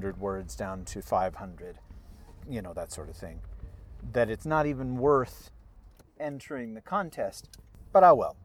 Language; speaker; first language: English; early bilingual, other home language; Spanish